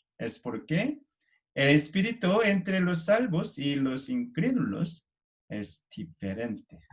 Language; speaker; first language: Spanish; non-native, fluent; Korean